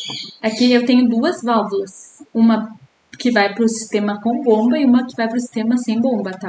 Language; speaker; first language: Portuguese; native; Portuguese